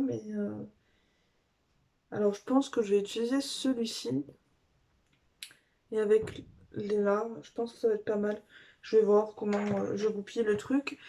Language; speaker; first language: French; native; French